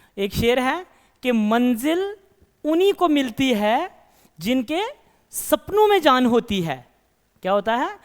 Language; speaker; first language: Hindi; non-native, local second language; Kashmiri